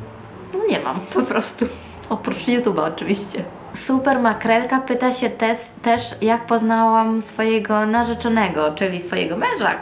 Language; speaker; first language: Polish; early bilingual, heritage; Polish